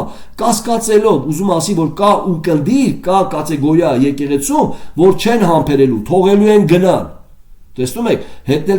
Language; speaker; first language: Armenian; native; Armenian